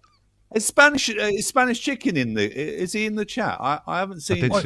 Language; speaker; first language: English; native; English